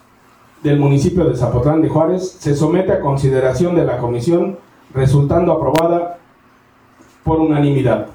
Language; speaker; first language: Spanish; native; Spanish